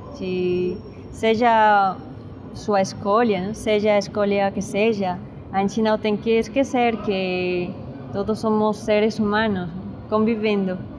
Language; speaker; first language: Portuguese; non-native, fluent; Spanish